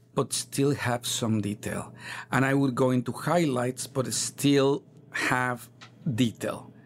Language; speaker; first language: English; non-native, fluent; Spanish